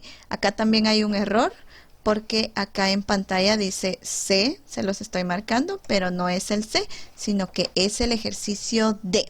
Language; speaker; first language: Spanish; native; Spanish